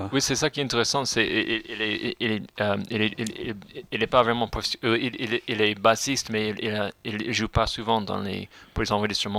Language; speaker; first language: French; non-native, fluent; English